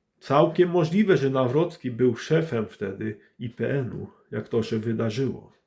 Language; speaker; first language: Polish; early bilingual, heritage; English